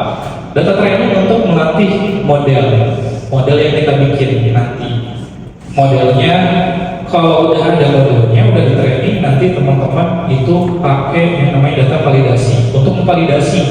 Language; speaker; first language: Indonesian; native; Indonesian